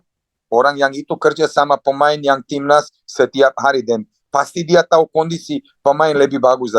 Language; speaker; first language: Indonesian; non-native, fluent; Serbian